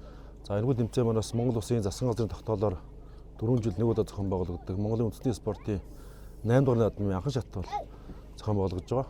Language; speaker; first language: Mongolian; native; Mongolian